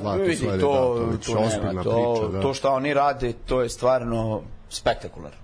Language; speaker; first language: Serbian; non-native, local second language; Rusyn